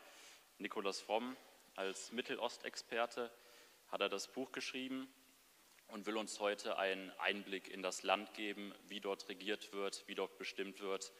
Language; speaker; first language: German; native; German